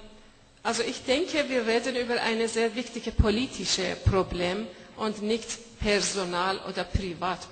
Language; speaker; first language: German; non-native, fluent; Persian